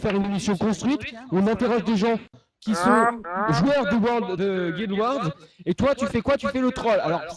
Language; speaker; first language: French; native; French